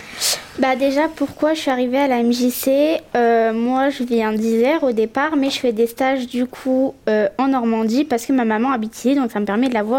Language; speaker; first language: French; native; French